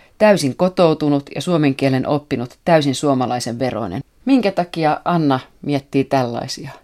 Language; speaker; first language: Finnish; native; Finnish